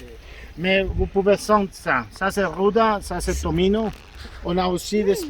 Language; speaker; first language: French; non-native, fluent; Spanish